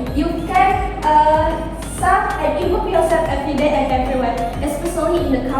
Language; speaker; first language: English; non-native, learner; Indonesian